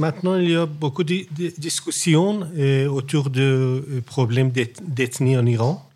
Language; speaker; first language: French; non-native, learner; Persian